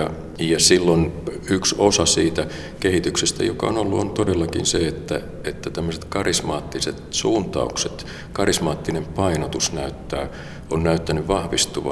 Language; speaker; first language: Finnish; native; Finnish